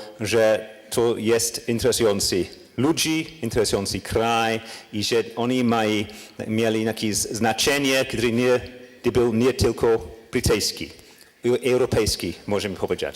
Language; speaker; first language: Polish; non-native, learner; English